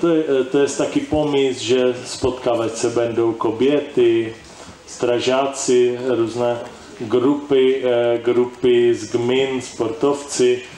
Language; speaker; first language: Polish; non-native, learner; Czech